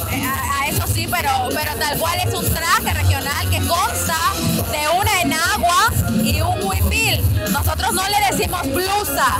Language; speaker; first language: Spanish; native; Spanish